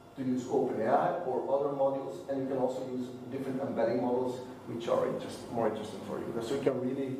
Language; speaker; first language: English; non-native, fluent; Dutch